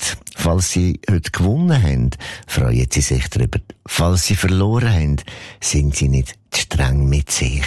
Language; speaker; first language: German; native; German